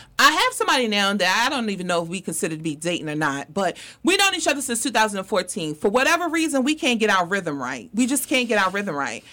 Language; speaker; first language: English; native; English